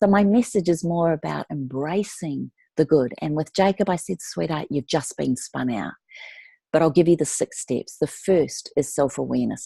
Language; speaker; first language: English; native; English